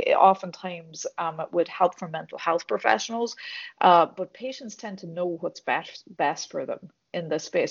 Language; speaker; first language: English; native; English